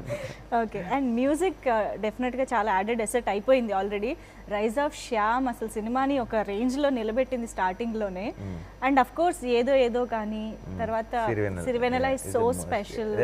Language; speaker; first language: Telugu; native; Telugu